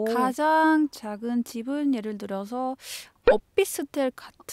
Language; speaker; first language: Korean; non-native, fluent; Spanish